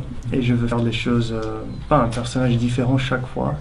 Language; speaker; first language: French; non-native, fluent; English